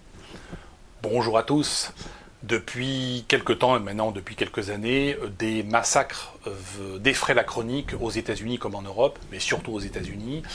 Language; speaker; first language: French; native; French